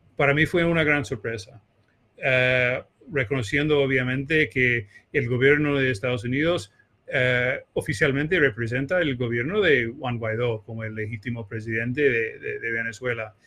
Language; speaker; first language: Spanish; non-native, fluent; English